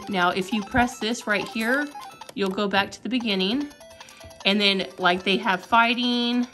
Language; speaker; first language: English; native; English